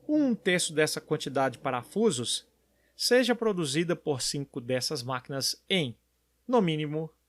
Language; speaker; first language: Portuguese; native; Portuguese